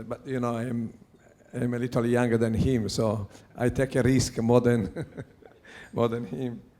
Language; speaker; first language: English; non-native, learner; Italian